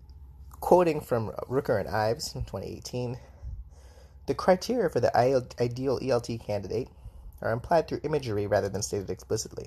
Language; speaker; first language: English; native; English